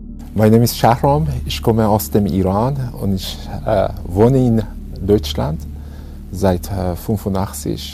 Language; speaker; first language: German; non-native, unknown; Persian